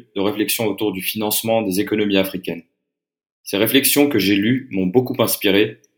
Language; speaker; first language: French; non-native, local second language; Arabic